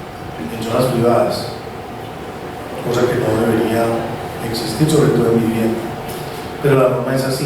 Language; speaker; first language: Spanish; native; Spanish